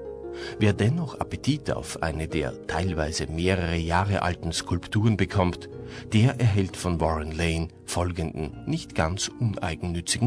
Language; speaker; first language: German; native; German